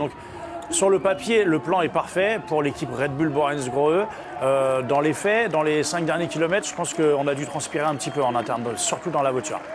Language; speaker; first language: French; native; French